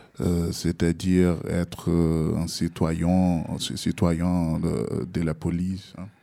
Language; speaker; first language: French; non-native, learner; Portuguese